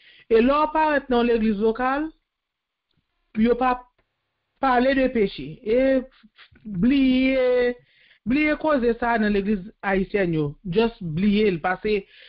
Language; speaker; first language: French; native; French